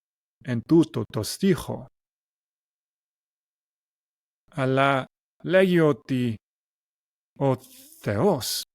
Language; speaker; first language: Greek; non-native, learner; English